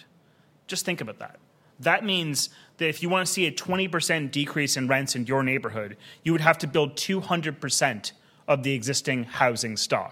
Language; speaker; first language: English; native; English